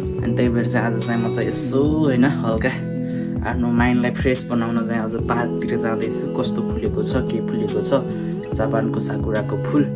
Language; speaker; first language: Nepali; native; Nepali